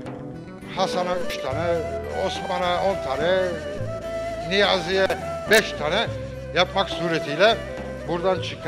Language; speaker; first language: Turkish; native; Turkish